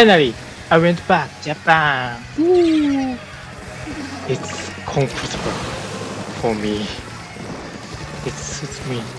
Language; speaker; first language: English; non-native, learner; Japanese